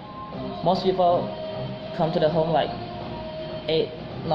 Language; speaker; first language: English; non-native, fluent; Indonesian